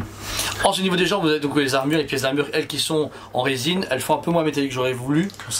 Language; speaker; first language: French; native; French